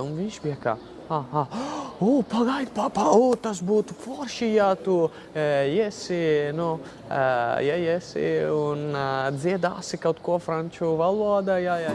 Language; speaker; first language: Latvian; non-native, learner; Italian